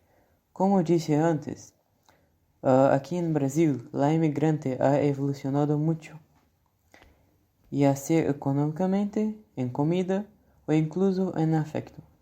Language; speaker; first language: Spanish; non-native, learner; Portuguese